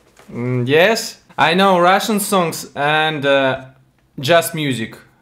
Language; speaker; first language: English; non-native, learner; Russian